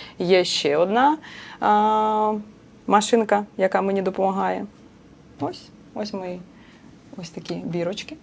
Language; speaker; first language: Ukrainian; non-native, local second language; Russian